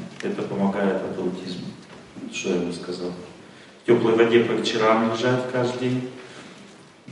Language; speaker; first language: Russian; native; Russian